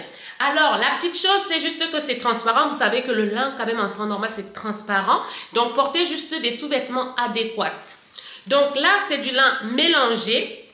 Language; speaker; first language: French; native; French